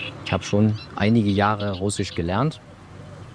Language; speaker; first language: German; native; German